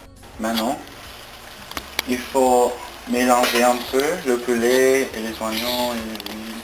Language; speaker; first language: French; non-native, learner; English